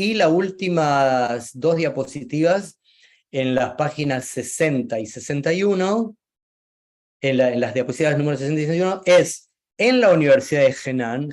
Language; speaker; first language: Spanish; native; Spanish